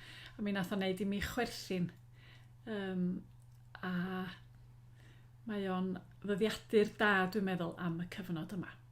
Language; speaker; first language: Welsh; native; Welsh